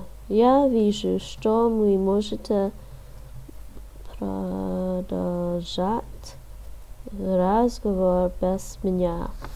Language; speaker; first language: Russian; non-native, learner; English